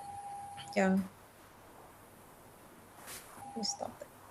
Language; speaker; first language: English; non-native, fluent; Indonesian